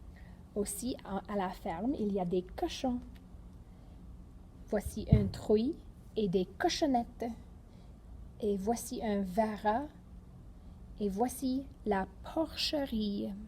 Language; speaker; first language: French; non-native, fluent; English